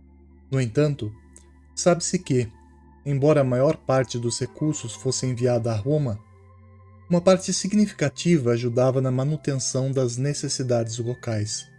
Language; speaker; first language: Portuguese; native; Portuguese